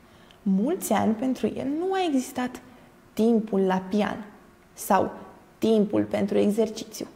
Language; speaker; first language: Romanian; native; Romanian